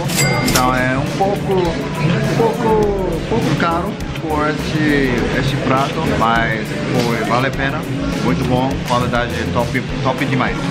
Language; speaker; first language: Portuguese; non-native, learner; English